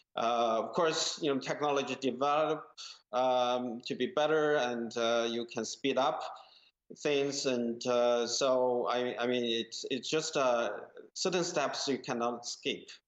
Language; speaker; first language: English; non-native, fluent; Chinese